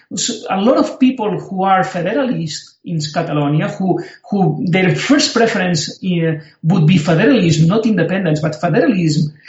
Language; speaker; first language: English; non-native, fluent; Spanish